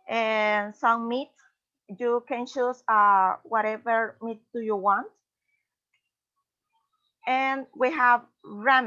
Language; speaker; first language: English; non-native, learner; Spanish